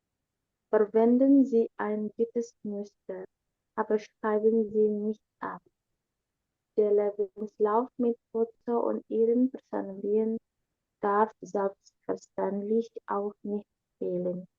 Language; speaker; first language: German; non-native, learner; Indonesian